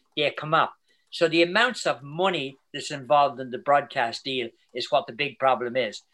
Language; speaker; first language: English; native; English